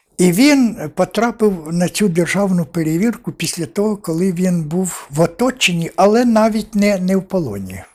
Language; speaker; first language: Ukrainian; native; Ukrainian